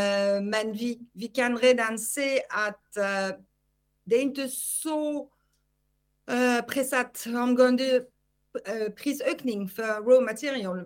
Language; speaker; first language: Swedish; non-native, fluent; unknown